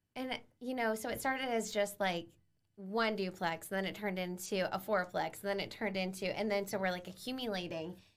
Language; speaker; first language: English; native; English